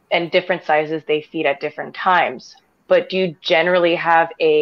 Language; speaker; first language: English; native; English